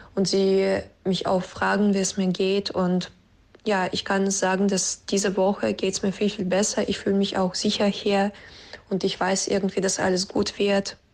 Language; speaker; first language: German; non-native, fluent; Russian